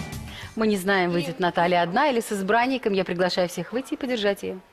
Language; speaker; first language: Russian; native; Russian